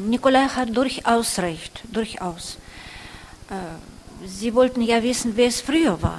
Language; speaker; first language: German; non-native, fluent; Russian